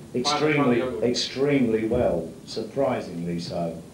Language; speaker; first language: English; native; English